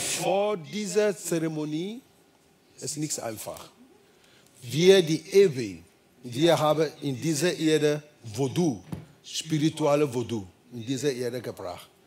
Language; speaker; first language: German; non-native, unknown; Ewe